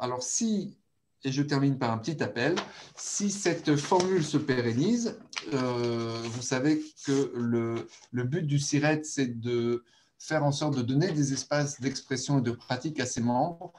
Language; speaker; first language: French; native; French